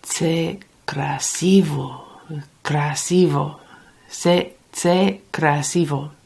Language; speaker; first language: Ukrainian; non-native, learner; English